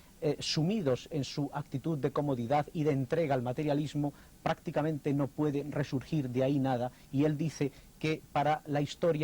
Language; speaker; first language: Spanish; native; Spanish